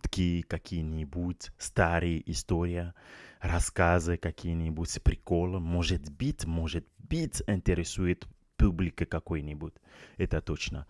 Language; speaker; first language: Russian; non-native, learner; French